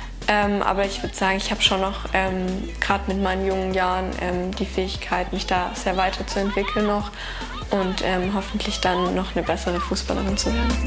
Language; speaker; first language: German; native; German